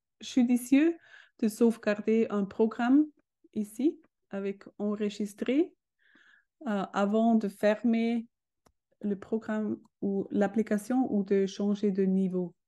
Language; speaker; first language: French; non-native, learner; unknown